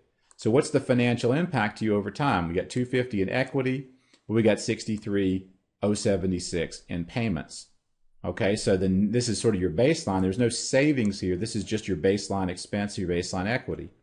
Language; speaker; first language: English; native; English